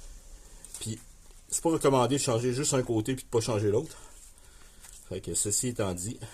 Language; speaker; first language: French; native; French